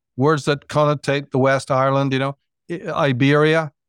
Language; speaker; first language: English; native; English